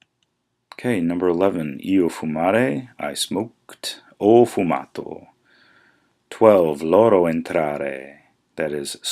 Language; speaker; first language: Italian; non-native, fluent; English